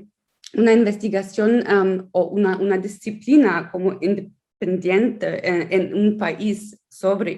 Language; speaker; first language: Spanish; non-native, fluent; German